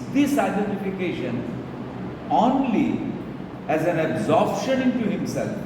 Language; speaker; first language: English; non-native, local second language; Bangla